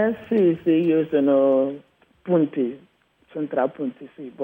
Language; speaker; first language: Italian; non-native, learner; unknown